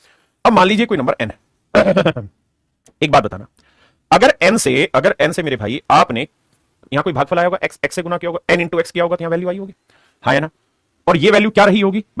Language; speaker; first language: Hindi; native; Hindi